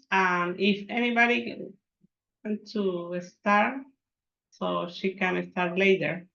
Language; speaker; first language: English; non-native, fluent; Spanish